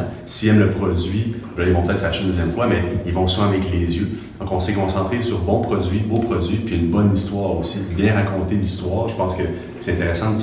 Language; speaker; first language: French; native; French